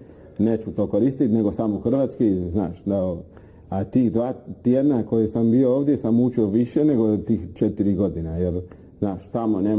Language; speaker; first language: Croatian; non-native, fluent; Spanish